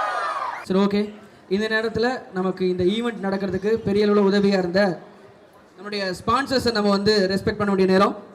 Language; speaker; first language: Tamil; native; Tamil